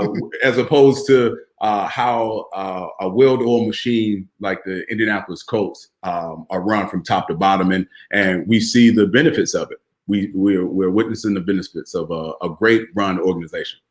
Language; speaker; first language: English; native; English